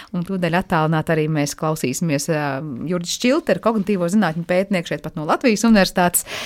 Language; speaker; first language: Latvian; native; Latvian